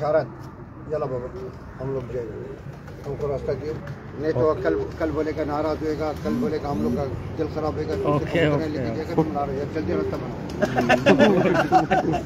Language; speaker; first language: Hindi; non-native, local second language; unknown